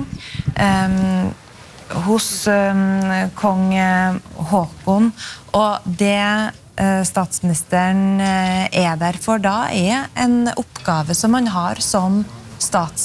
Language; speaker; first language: Norwegian; native; Norwegian